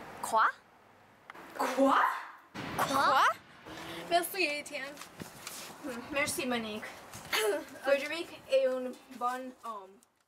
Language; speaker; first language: French; non-native, learner; English